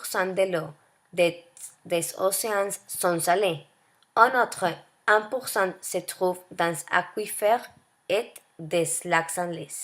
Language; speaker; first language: French; non-native, learner; Spanish